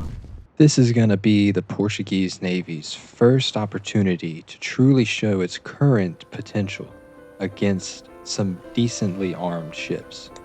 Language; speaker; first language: English; native; English